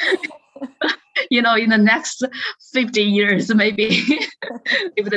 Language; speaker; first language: English; non-native, fluent; Chinese